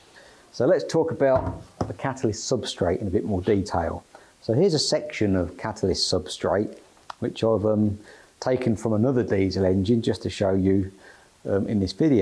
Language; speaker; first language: English; native; English